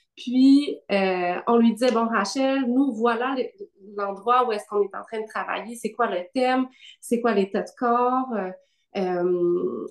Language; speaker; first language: French; native; French